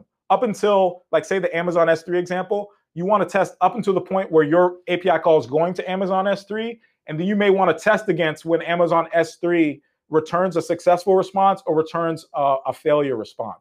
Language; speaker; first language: English; native; English